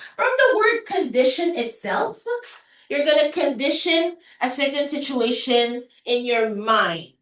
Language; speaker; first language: English; non-native, local second language; Filipino